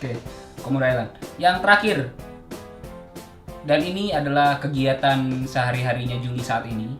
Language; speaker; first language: Indonesian; native; Indonesian